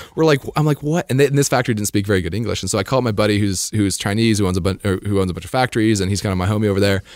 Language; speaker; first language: English; native; English